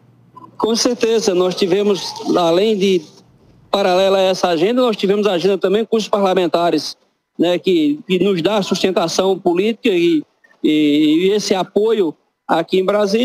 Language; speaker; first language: Portuguese; native; Portuguese